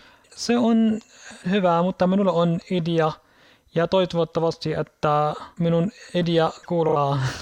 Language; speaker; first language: Finnish; non-native, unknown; Arabic